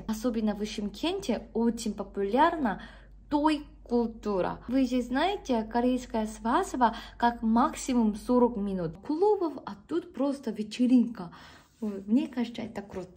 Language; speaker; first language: Russian; non-native, learner; Korean